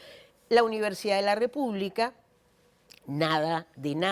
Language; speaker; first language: Spanish; native; Spanish